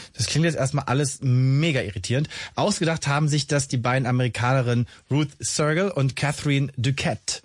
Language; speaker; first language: German; native; German